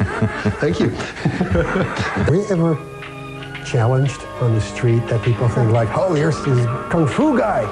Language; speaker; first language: English; non-native, fluent; Dutch